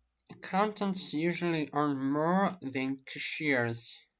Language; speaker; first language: English; non-native, fluent; Russian